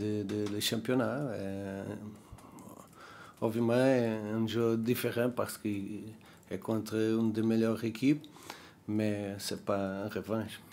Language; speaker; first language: French; non-native, learner; Portuguese